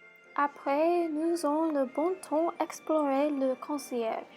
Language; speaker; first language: French; non-native, learner; English